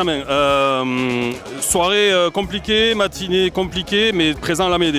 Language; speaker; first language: French; native; French